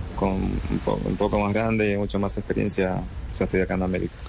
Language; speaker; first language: Spanish; native; Spanish